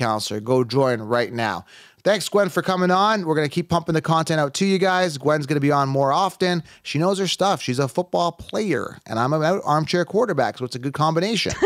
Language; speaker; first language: English; native; English